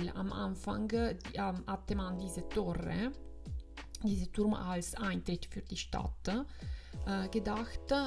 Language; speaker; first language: German; non-native, fluent; Italian